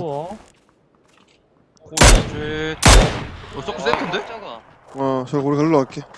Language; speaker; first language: Korean; native; Korean